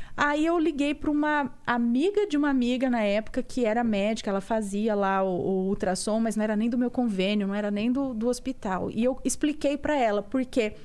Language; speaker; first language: Portuguese; native; Portuguese